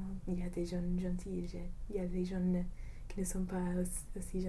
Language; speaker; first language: French; non-native, fluent; English